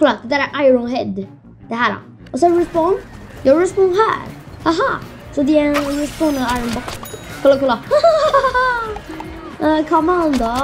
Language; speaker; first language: Swedish; non-native, learner; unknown